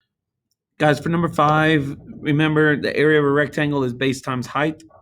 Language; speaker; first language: English; native; English